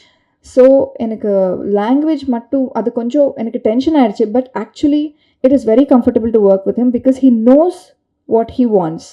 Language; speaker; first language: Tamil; non-native, learner; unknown